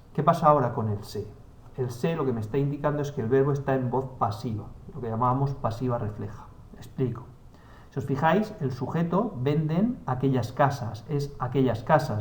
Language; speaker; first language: Spanish; native; Spanish